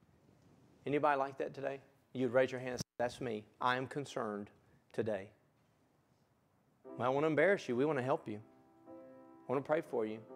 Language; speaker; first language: English; native; English